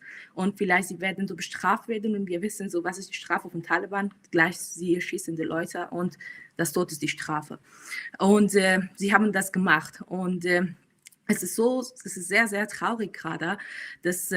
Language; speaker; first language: German; non-native, fluent; Persian